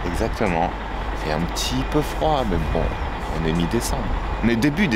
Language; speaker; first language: French; native; French